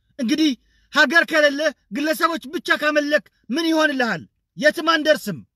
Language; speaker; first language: Amharic; non-native, local second language; Tigrinya